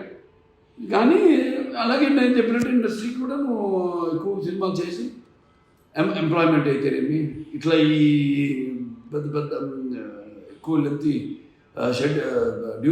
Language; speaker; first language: Telugu; native; Telugu